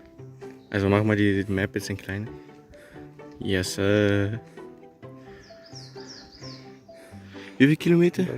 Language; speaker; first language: German; early bilingual, other home language; Vietnamese